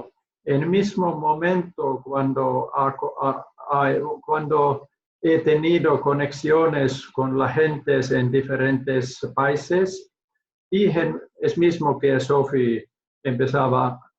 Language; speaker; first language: Spanish; non-native, learner; Finnish